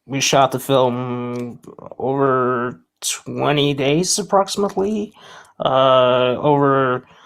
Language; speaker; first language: English; non-native, fluent; Norwegian